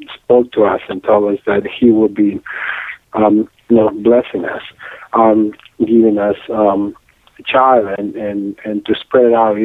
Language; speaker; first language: English; non-native, fluent; Spanish